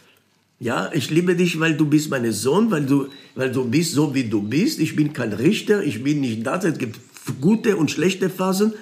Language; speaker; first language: German; non-native, fluent; Hebrew